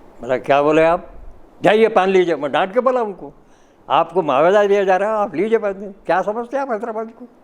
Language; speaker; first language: Urdu; native; Urdu